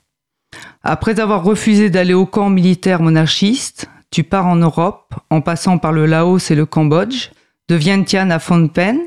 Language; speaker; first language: French; native; French